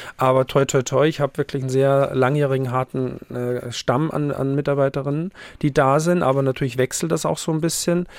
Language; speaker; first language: German; native; German